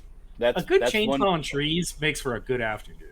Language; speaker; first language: English; native; English